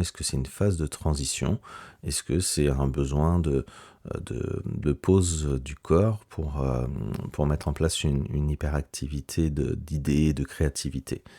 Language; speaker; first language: French; native; French